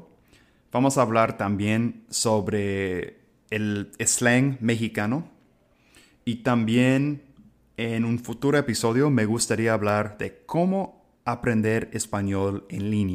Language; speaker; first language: Spanish; non-native, fluent; English